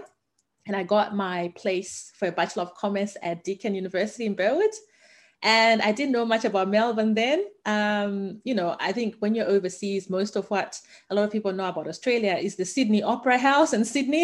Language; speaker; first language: English; non-native, local second language; Shona